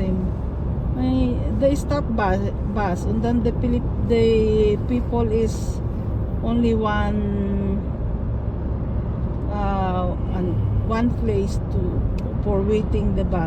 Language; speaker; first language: English; non-native, local second language; Waray